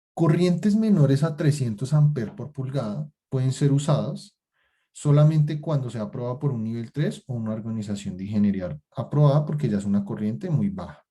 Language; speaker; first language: Spanish; native; Spanish